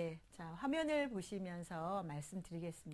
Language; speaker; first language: Korean; native; Korean